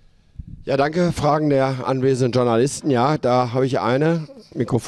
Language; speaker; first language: German; native; German